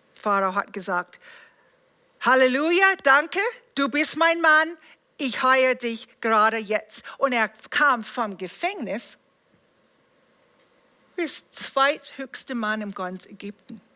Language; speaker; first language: German; non-native, fluent; English